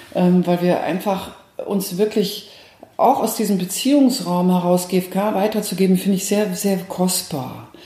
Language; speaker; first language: German; native; German